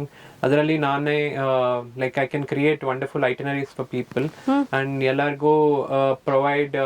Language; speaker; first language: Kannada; non-native, learner; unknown